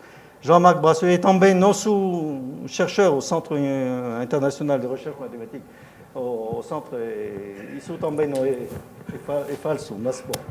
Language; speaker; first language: Portuguese; non-native, fluent; French